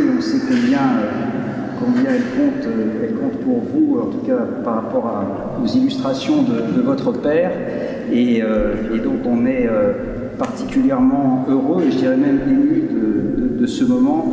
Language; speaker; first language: French; native; French